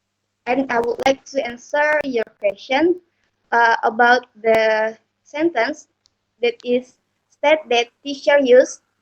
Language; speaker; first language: English; non-native, learner; Indonesian